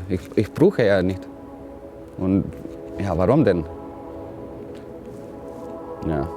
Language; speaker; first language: German; non-native, learner; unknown